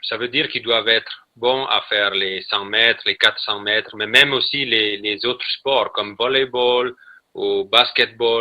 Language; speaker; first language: French; non-native, fluent; Italian